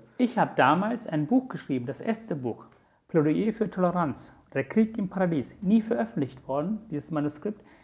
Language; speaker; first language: German; non-native, fluent; Tamil